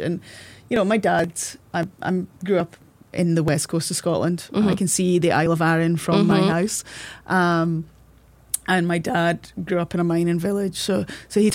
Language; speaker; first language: English; native; English